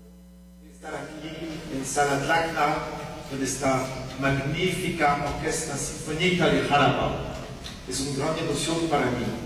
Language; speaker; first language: Spanish; non-native, fluent; French